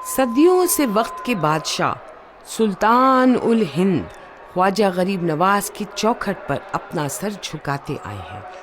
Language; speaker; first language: Urdu; native; Urdu